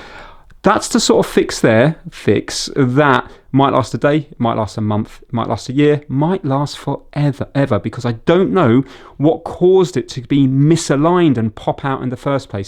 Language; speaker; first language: English; native; English